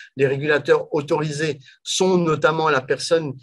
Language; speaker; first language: French; native; French